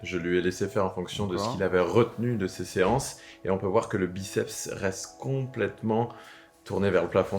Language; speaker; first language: French; native; French